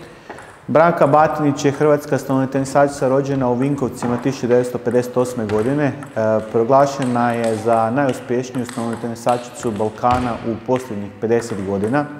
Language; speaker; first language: Croatian; native; Croatian